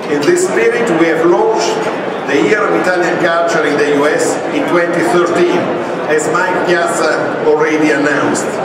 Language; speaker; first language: English; non-native, fluent; Italian